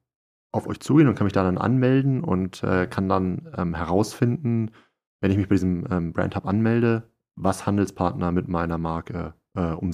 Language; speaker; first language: German; native; German